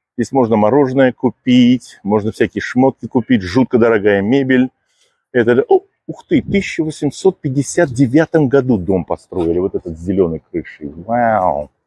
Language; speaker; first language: Russian; native; Russian